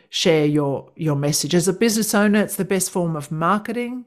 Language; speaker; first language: English; native; English